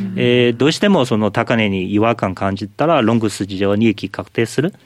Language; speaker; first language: Japanese; non-native, fluent; Chinese